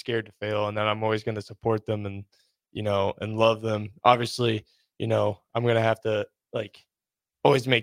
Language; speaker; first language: English; native; English